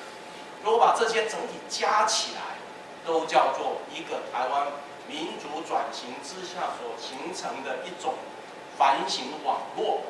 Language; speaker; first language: Chinese; native; Chinese